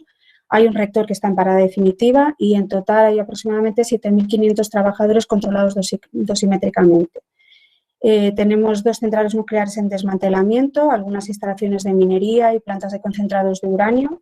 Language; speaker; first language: Spanish; native; Spanish